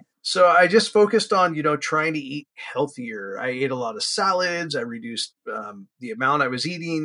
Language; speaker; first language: English; native; English